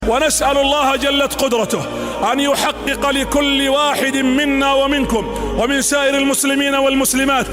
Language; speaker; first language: Arabic; native; Arabic